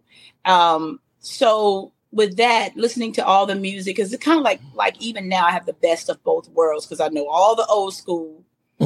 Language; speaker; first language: English; native; English